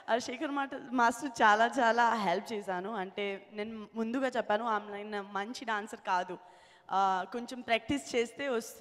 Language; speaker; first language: Telugu; non-native, learner; Gujarati